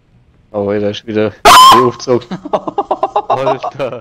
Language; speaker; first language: German; native; German